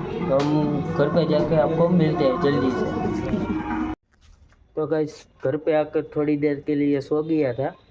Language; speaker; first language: Hindi; non-native, local second language; Gujarati